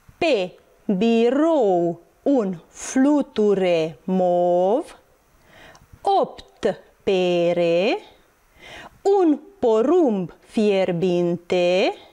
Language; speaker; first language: Romanian; non-native, local second language; Hungarian